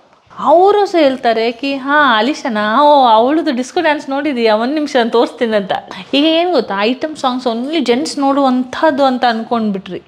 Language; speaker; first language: Kannada; non-native, local second language; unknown